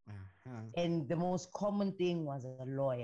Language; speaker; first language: English; non-native, local second language; Xhosa